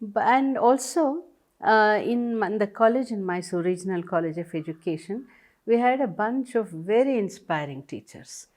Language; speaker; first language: English; non-native, local second language; Tamil